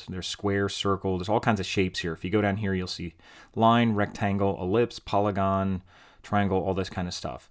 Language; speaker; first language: English; native; English